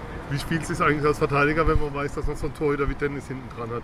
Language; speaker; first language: German; native; German